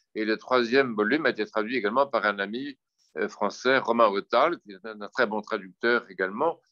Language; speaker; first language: French; native; French